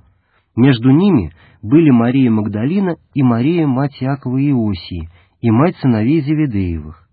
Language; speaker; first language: Russian; native; Russian